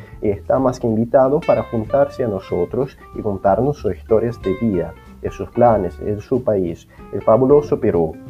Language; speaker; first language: Spanish; non-native, fluent; Portuguese